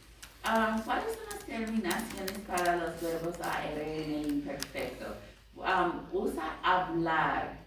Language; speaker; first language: Spanish; non-native, fluent; English